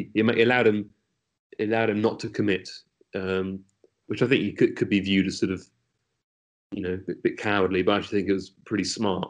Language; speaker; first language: English; native; English